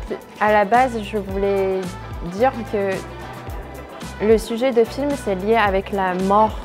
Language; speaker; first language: French; non-native, fluent; Chinese